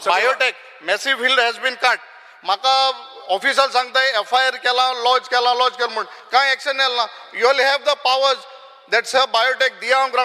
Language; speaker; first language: English; non-native, local second language; Konkani